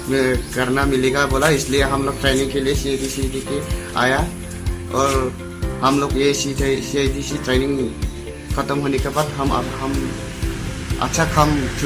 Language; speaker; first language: Hindi; non-native, local second language; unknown